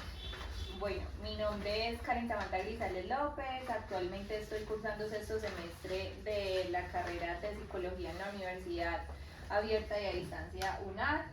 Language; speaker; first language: Spanish; native; Spanish